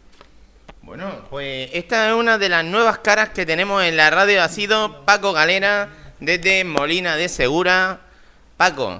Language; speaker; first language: Spanish; native; Spanish